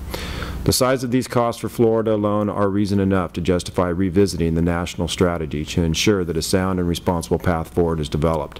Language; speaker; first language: English; native; English